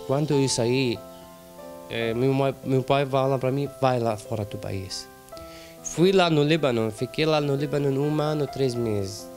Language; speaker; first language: Portuguese; non-native, learner; Arabic